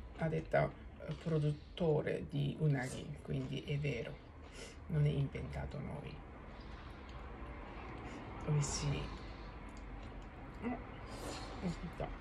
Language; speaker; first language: Italian; non-native, learner; Japanese